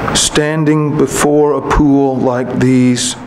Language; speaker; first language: English; native; English